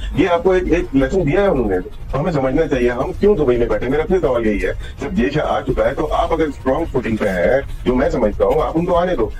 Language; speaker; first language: Urdu; native; Urdu